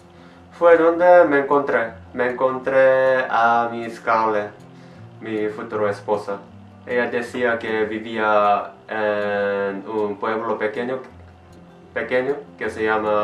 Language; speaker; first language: Spanish; non-native, learner; Korean